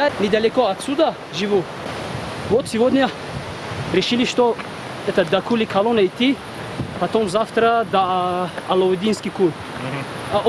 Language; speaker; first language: Russian; non-native, learner; Tajik